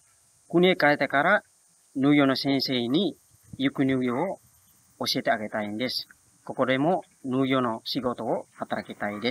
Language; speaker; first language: Japanese; non-native, learner; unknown